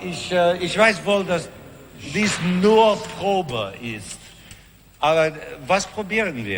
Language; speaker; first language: German; non-native, learner; English